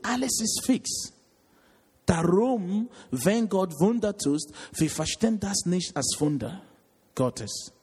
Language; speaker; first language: German; non-native, learner; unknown